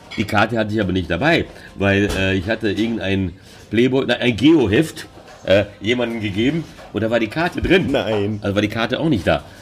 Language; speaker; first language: German; early bilingual, other home language; Hungarian